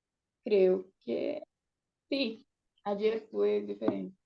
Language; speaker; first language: Spanish; non-native, learner; Portuguese